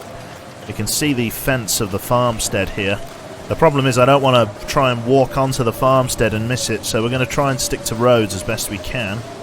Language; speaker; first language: English; native; English